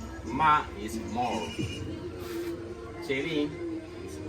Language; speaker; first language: English; non-native, fluent; Spanish